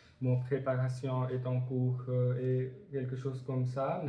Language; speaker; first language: French; non-native, learner; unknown